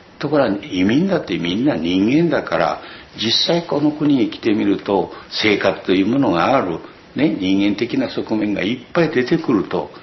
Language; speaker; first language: Japanese; native; Japanese